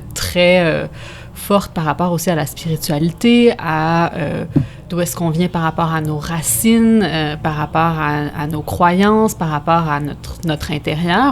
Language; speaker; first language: French; native; French